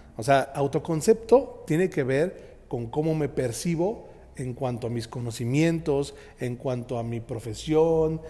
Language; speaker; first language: Spanish; native; Spanish